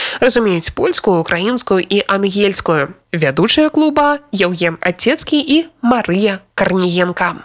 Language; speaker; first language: Belarusian; native; Belarusian